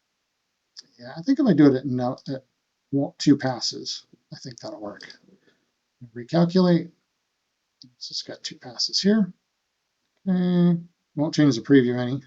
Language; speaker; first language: English; native; English